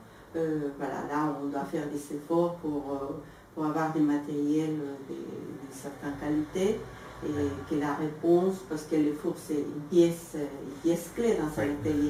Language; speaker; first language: French; non-native, fluent; Spanish